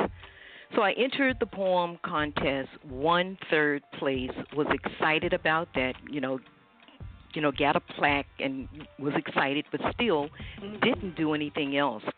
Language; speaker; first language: English; native; English